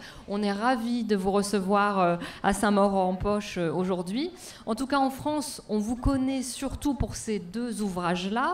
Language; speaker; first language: French; native; French